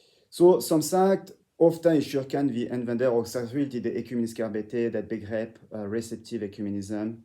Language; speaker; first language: Swedish; non-native, fluent; French